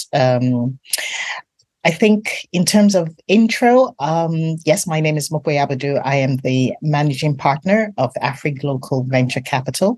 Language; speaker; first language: English; non-native, local second language; Yoruba